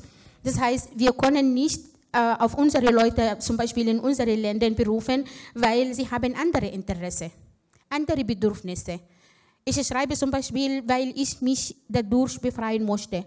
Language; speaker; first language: German; non-native, fluent; Arabic